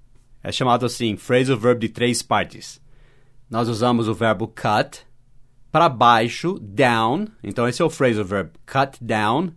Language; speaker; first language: Portuguese; non-native, fluent; English